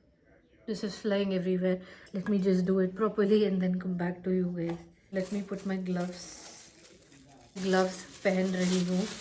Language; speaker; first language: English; non-native, local second language; Hindi